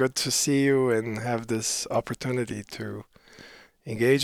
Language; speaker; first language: English; non-native, fluent; Bosnian